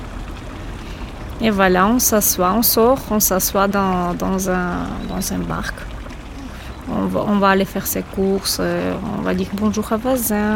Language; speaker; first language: French; non-native, fluent; Ukrainian